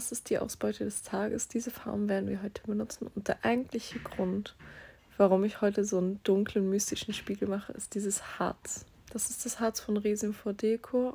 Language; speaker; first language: German; native; German